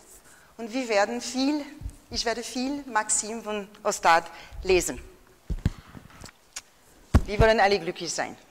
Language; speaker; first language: German; non-native, fluent; French